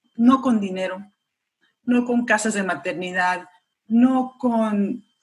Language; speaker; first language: Spanish; early bilingual, heritage; Spanish